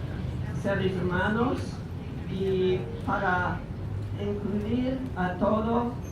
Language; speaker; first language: Spanish; non-native, learner; English